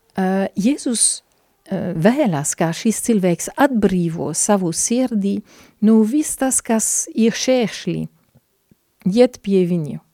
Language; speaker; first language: Latvian; non-native, fluent; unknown